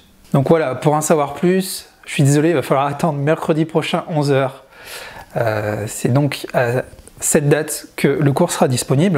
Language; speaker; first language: French; native; French